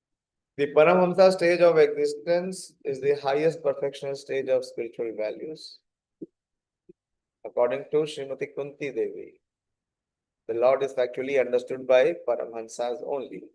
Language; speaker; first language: English; non-native, local second language; Hindi